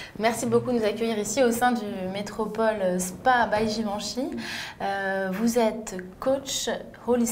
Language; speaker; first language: French; native; French